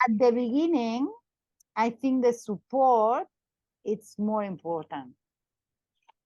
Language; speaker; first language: English; non-native, learner; Catalan